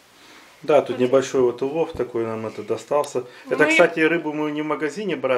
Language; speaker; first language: Russian; native; Russian